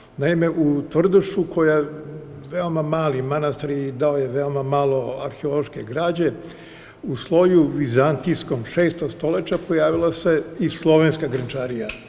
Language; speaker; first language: Serbian; native; Serbian